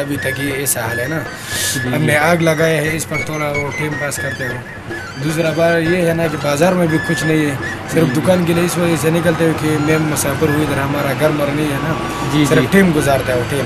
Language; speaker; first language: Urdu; non-native, local second language; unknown